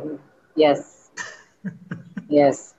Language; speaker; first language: English; non-native, learner; Urdu